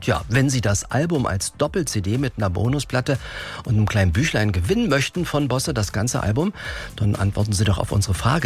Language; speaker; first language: German; native; German